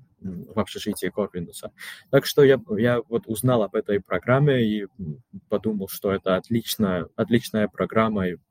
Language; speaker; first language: Russian; non-native, local second language; Georgian